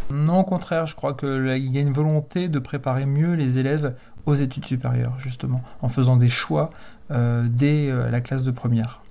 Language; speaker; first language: French; native; French